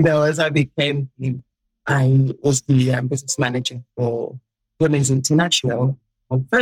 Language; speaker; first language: English; native; English